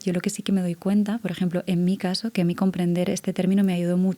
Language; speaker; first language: Spanish; native; Spanish